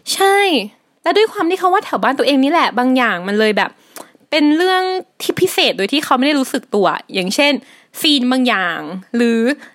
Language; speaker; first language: Thai; native; Thai